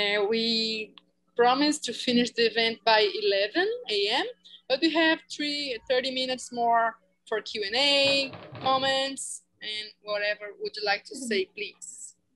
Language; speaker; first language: English; non-native, fluent; Portuguese